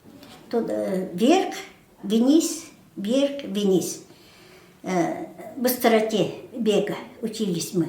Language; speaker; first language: Russian; non-native, local second language; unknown